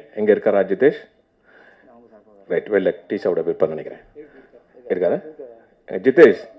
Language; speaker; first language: Tamil; native; Tamil